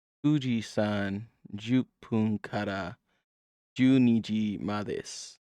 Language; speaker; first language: Japanese; non-native, learner; English